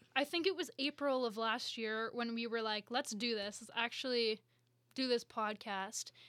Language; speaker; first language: English; native; English